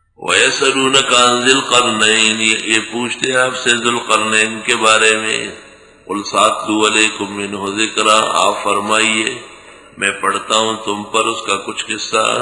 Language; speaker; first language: Urdu; non-native, local second language; Pashto